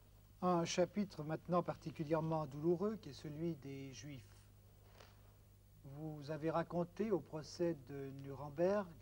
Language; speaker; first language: French; native; French